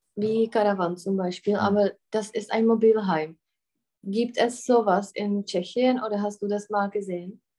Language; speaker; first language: German; non-native, fluent; Czech